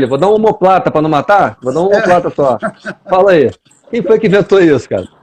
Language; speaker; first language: Portuguese; native; Portuguese